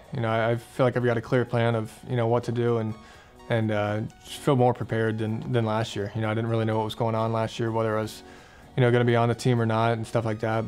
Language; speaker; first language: English; native; English